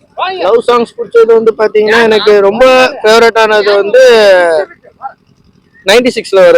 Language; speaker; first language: Tamil; native; Tamil